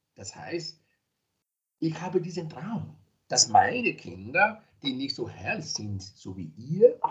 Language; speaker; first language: German; non-native, fluent; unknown